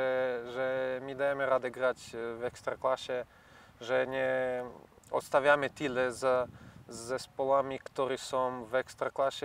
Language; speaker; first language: Polish; non-native, fluent; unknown